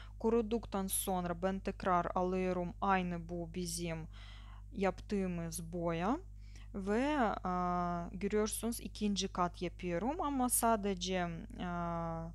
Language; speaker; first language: Turkish; non-native, learner; Russian